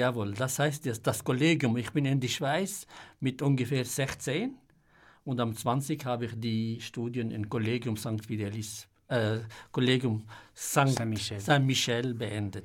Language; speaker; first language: German; non-native, fluent; Arabic